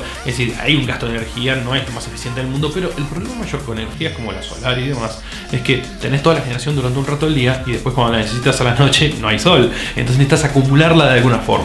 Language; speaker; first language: Spanish; native; Spanish